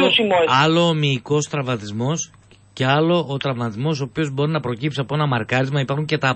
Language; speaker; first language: Greek; native; Greek